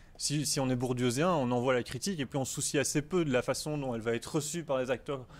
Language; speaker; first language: French; native; French